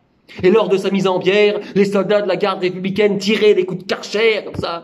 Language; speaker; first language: French; native; French